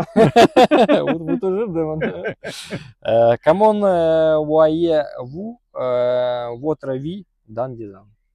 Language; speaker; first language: French; non-native, learner; Russian